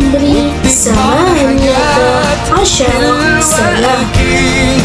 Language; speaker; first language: Arabic; non-native, learner; Malay